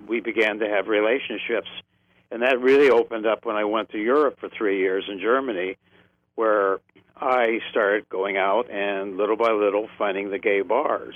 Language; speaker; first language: English; native; English